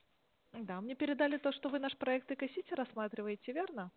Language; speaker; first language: Russian; native; Russian